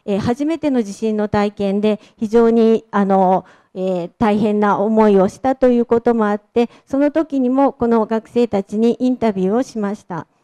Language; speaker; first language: Japanese; native; Japanese